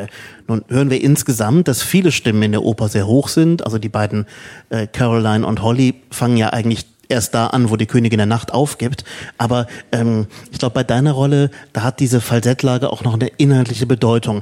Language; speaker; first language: German; native; German